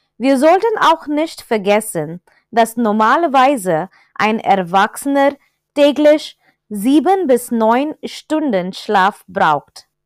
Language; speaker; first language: German; non-native, learner; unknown